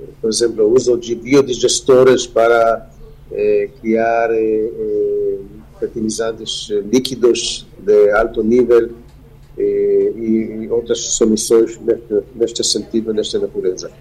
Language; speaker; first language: Portuguese; non-native, fluent; Hebrew